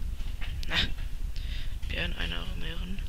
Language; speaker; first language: German; native; German